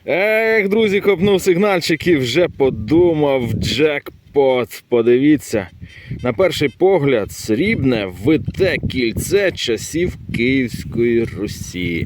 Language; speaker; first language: Ukrainian; native; Ukrainian